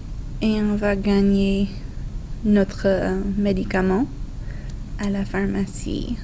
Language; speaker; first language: French; non-native, fluent; English